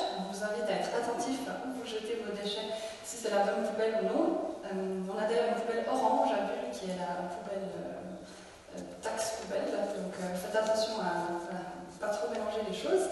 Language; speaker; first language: French; native; French